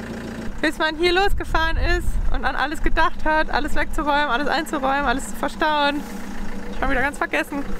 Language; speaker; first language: German; native; German